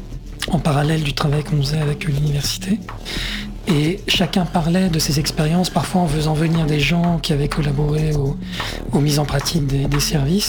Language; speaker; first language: French; native; French